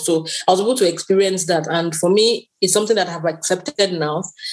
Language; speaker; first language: English; non-native, local second language; Yoruba